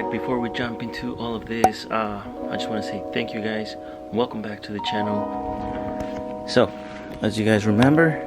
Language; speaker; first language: English; native; English